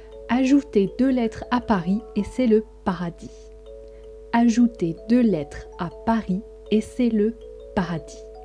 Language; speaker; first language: French; native; French